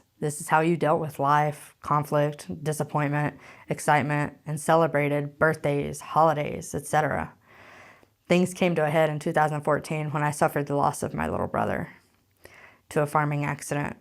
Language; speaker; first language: English; native; English